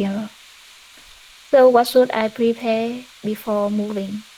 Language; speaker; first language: English; non-native, learner; Vietnamese